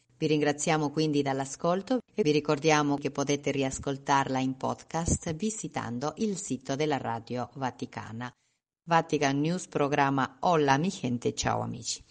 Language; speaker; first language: Italian; non-native, fluent; Spanish